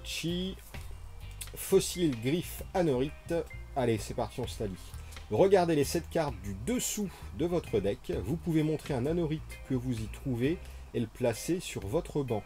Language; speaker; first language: French; native; French